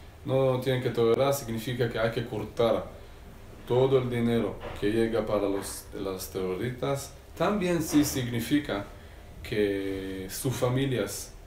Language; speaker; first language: Spanish; non-native, learner; Hebrew